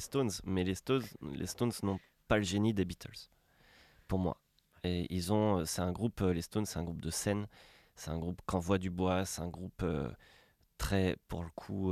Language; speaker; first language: French; native; French